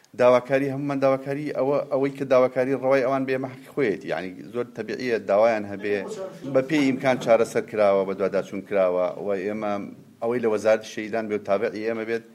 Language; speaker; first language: Central Kurdish; native; Central Kurdish